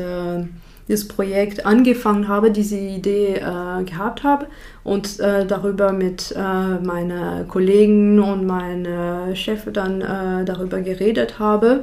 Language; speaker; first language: German; non-native, fluent; French